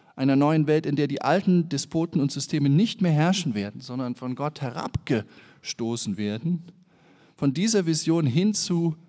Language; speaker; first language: German; native; German